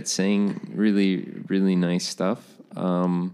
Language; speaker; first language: English; native; English